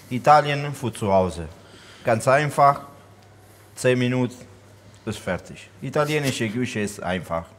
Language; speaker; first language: German; non-native, learner; Italian